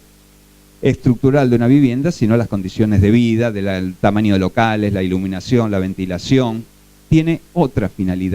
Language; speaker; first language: Spanish; native; Spanish